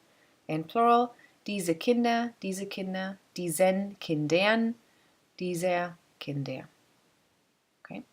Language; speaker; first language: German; non-native, fluent; English